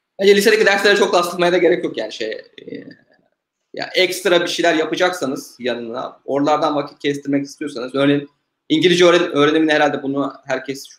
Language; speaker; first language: Turkish; native; Turkish